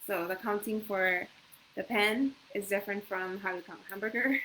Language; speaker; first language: English; non-native, fluent; Japanese